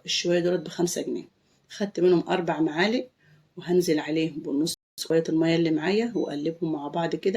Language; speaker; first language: Arabic; native; Arabic